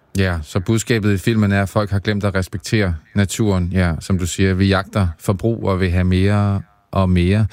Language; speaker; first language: Danish; native; Danish